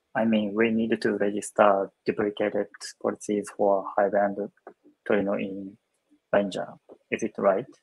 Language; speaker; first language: English; non-native, fluent; Japanese